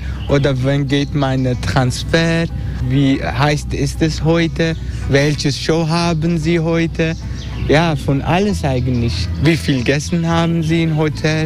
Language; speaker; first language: German; non-native, learner; Turkish